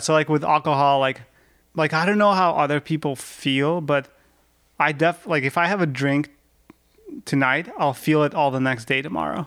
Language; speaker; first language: English; early bilingual, other home language; Russian